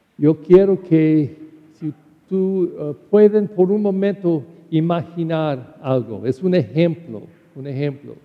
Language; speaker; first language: Spanish; non-native, learner; English